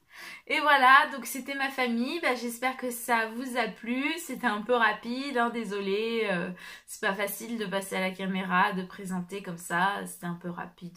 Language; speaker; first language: French; native; French